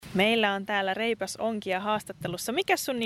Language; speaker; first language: Finnish; native; Finnish